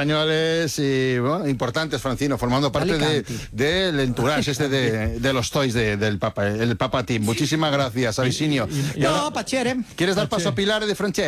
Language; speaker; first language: Spanish; native; Spanish